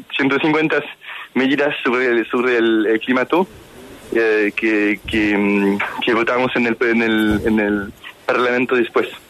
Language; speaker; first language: Spanish; non-native, fluent; French